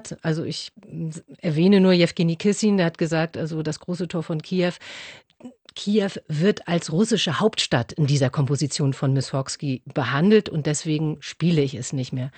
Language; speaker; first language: German; native; German